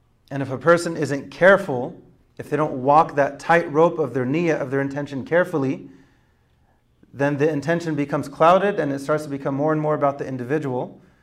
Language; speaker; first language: English; native; English